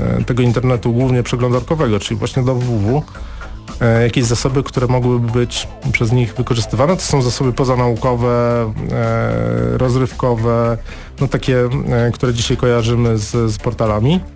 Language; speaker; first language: Polish; native; Polish